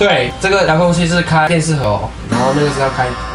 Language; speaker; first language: Chinese; native; Chinese